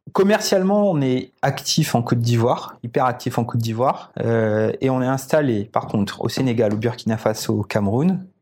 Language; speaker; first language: French; native; French